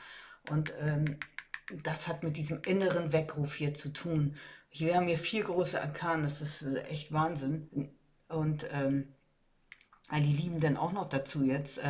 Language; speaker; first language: German; native; German